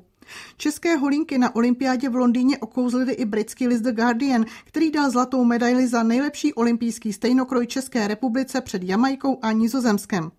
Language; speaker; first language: Czech; native; Czech